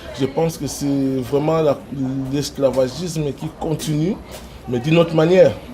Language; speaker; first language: French; non-native, local second language; Lingala